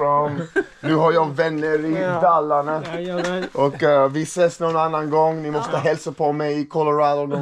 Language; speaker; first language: Swedish; non-native, learner; English